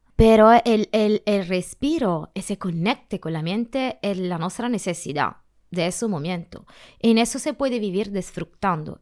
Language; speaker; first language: Spanish; non-native, learner; Italian